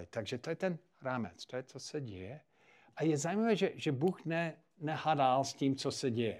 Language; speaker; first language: Czech; non-native, fluent; English